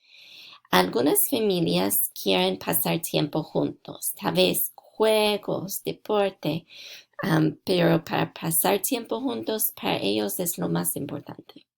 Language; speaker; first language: Spanish; non-native, fluent; English